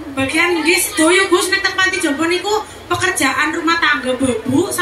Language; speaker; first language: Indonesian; non-native, local second language; Javanese